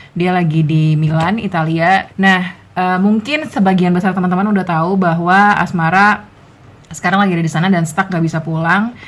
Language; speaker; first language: Indonesian; native; Indonesian